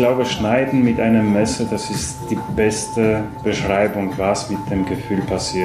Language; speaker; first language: German; non-native, fluent; Polish